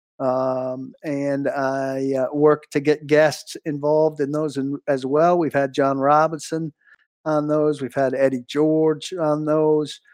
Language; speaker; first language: English; native; English